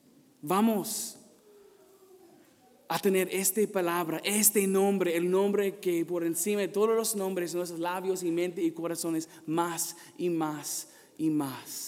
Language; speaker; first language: Spanish; non-native, fluent; English